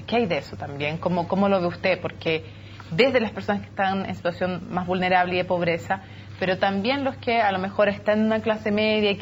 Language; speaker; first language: Spanish; native; Spanish